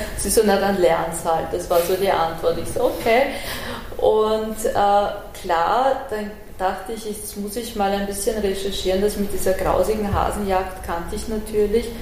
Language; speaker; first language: German; early bilingual, other home language; Persian